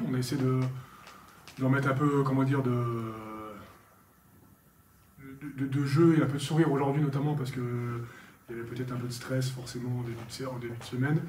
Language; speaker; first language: French; native; French